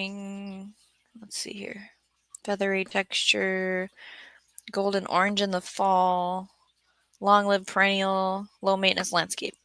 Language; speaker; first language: English; native; English